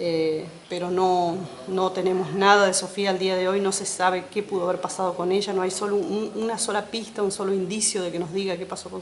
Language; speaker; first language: Spanish; native; Spanish